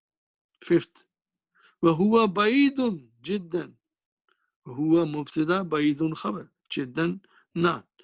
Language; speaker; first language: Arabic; non-native, fluent; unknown